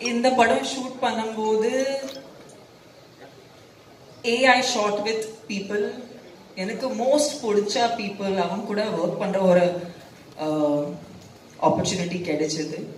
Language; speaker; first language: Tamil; non-native, local second language; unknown